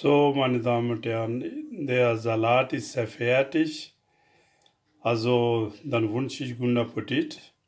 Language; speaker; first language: German; non-native, fluent; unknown